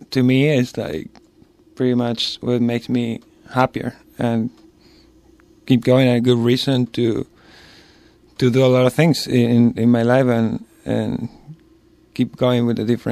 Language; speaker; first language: English; non-native, fluent; Spanish